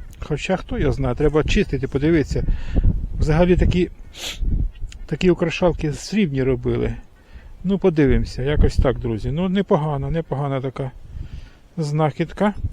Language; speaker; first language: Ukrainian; native; Ukrainian